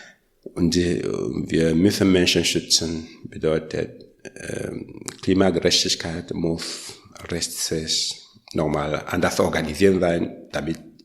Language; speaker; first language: German; non-native, learner; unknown